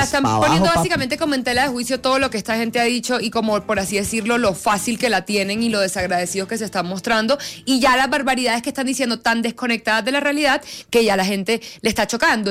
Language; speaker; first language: Spanish; native; Spanish